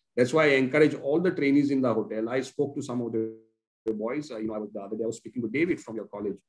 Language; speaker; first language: English; non-native, local second language; Konkani